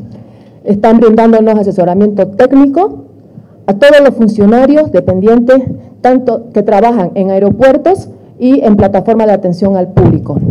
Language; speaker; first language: Spanish; native; Spanish